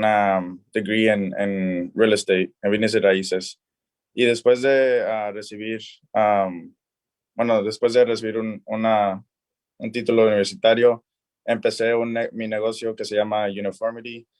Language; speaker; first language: Spanish; early bilingual, other home language; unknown